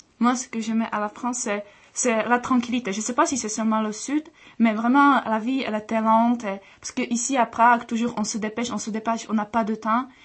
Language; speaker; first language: French; non-native, fluent; Czech